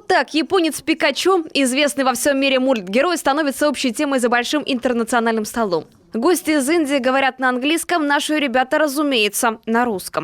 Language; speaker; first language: Russian; native; Russian